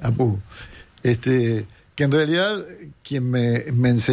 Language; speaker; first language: Spanish; native; Spanish